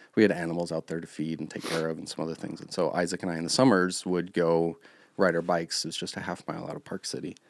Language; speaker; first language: English; native; English